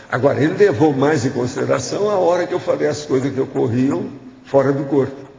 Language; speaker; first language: Portuguese; native; Portuguese